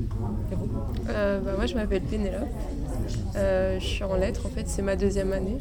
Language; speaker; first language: French; native; French